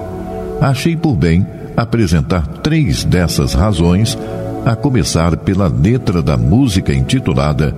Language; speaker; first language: Portuguese; native; Portuguese